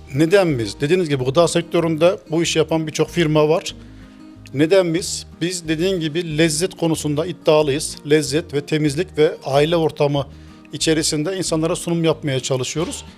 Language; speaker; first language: Turkish; native; Turkish